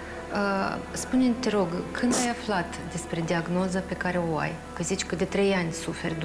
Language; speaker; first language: Romanian; native; Romanian